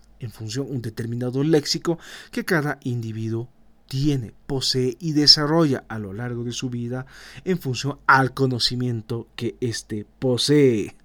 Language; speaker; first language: Spanish; native; Spanish